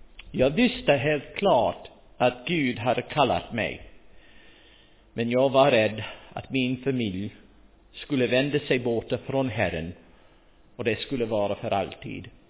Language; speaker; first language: Swedish; non-native, fluent; English